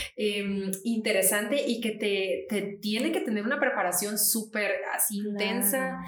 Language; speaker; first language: Spanish; native; Spanish